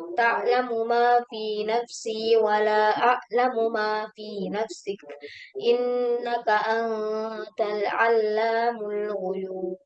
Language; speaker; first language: Arabic; non-native, learner; Indonesian